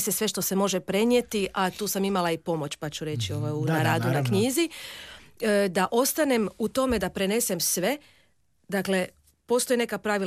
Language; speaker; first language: Croatian; non-native, local second language; Hungarian